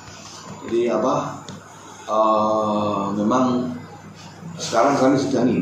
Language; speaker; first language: Indonesian; native; Indonesian